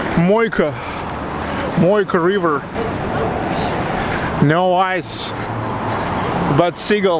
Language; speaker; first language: English; non-native, learner; Russian